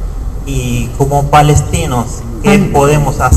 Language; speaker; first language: Spanish; non-native, fluent; Arabic